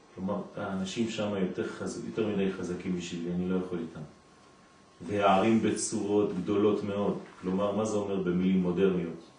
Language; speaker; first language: Hebrew; non-native, fluent; French